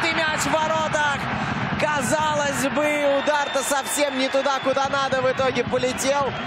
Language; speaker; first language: Russian; native; Russian